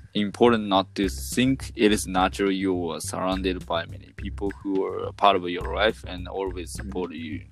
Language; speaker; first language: English; non-native, fluent; Japanese